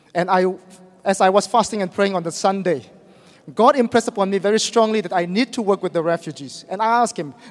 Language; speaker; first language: English; non-native, fluent; Burmese